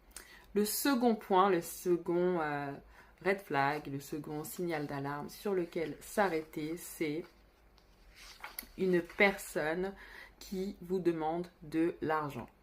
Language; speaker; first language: French; native; French